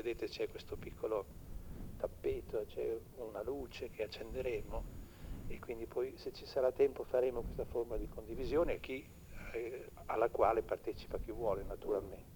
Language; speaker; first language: Italian; native; Italian